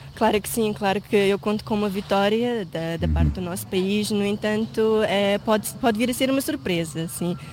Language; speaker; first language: Portuguese; early bilingual, other home language; Uzbek